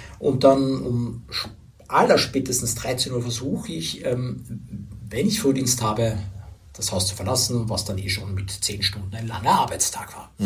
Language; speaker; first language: German; native; German